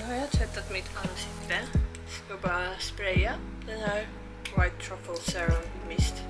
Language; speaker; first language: Swedish; early bilingual, heritage; Korean